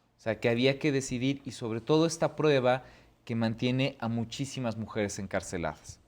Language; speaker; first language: Spanish; native; Spanish